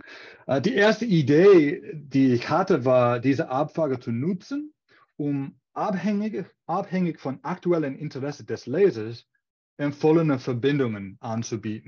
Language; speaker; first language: German; non-native, fluent; English